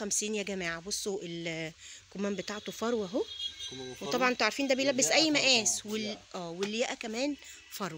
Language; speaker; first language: Arabic; native; Arabic